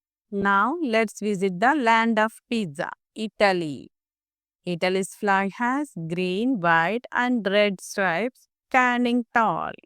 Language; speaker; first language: English; non-native, local second language; Telugu